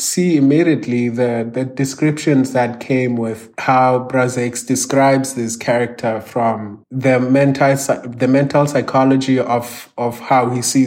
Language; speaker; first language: English; non-native, local second language; Xhosa